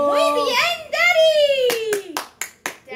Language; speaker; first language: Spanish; non-native, learner; English